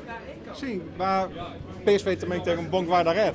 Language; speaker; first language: Portuguese; non-native, fluent; Dutch